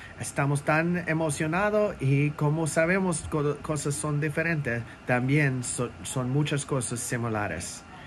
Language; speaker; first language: Spanish; non-native, learner; English